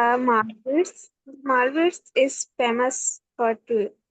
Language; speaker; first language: English; non-native, learner; Urdu